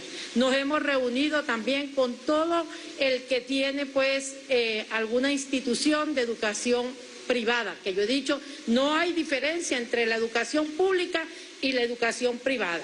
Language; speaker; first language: Spanish; native; Spanish